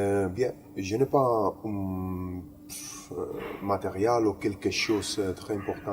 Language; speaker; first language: French; non-native, learner; Spanish